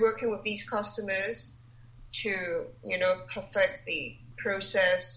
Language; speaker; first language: English; non-native, local second language; Cantonese